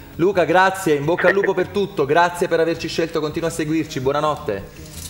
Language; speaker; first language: Italian; native; Italian